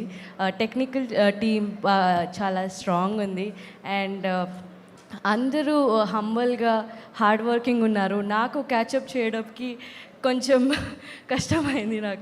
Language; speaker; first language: Telugu; non-native, learner; Kannada